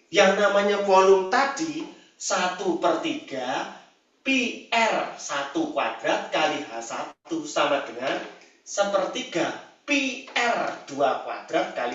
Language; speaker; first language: Indonesian; native; Indonesian